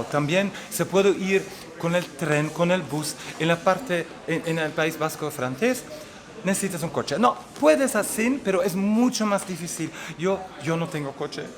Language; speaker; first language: Spanish; non-native, fluent; Dutch